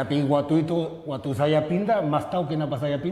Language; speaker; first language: Indonesian; non-native, learner; Spanish